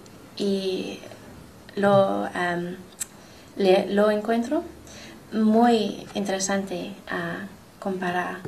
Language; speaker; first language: Spanish; non-native, learner; English